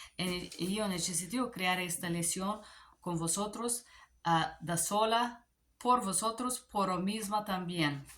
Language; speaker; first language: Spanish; non-native, learner; Bulgarian